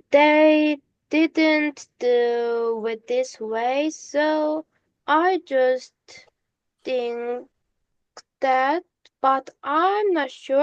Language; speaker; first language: English; non-native, learner; Korean